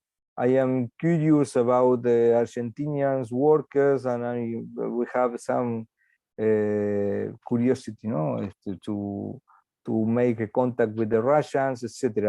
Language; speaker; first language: English; non-native, learner; Spanish